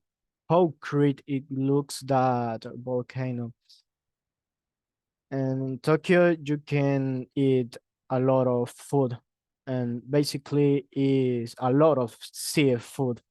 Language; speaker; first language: English; non-native, learner; Spanish